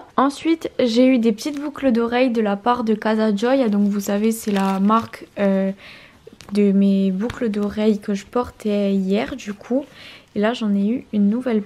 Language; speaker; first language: French; native; French